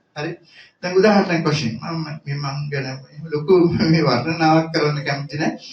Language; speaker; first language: Sinhala; native; Sinhala